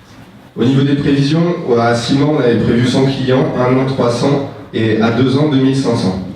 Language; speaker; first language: French; native; French